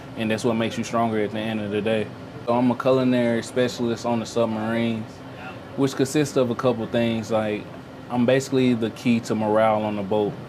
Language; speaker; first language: English; native; English